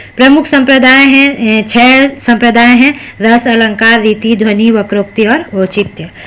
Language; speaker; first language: Hindi; native; Hindi